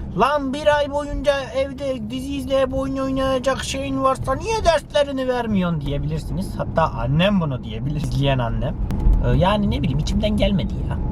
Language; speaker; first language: Turkish; early bilingual, heritage; Turkish